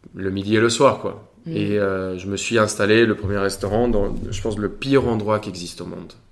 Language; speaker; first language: French; non-native, fluent; Spanish